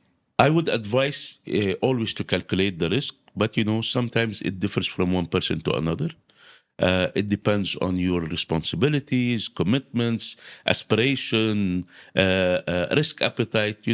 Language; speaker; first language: English; non-native, local second language; Arabic